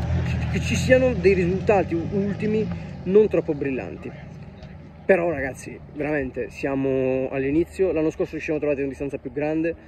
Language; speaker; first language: Italian; native; Italian